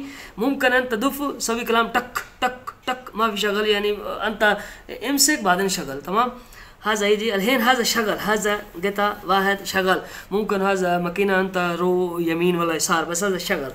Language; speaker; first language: Arabic; non-native, learner; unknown